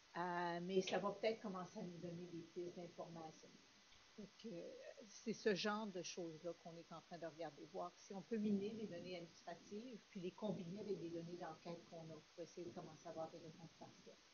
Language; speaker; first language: French; native; French